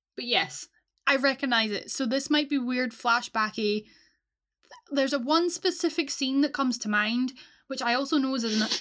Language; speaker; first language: English; native; English